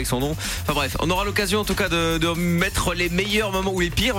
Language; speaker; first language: French; native; French